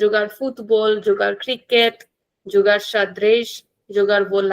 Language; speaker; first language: Portuguese; non-native, fluent; Hindi